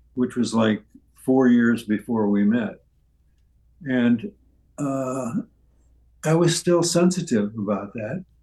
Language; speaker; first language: English; native; English